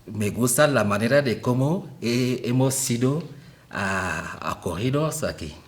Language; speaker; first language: Spanish; non-native, fluent; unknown